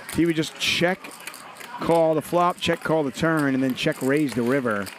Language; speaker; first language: English; native; English